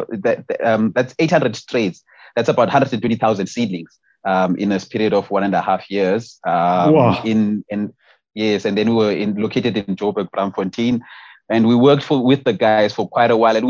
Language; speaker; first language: English; non-native, local second language; Xhosa